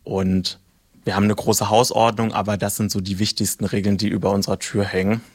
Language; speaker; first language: German; native; German